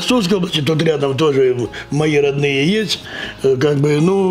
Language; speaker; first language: Russian; native; Russian